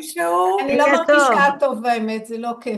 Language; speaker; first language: Hebrew; native; Hebrew